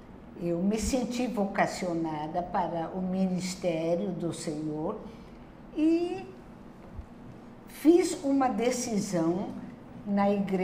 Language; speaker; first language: Portuguese; non-native, local second language; German